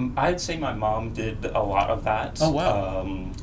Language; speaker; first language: English; native; English